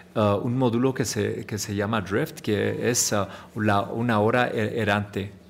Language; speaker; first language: Spanish; early bilingual, heritage; Spanish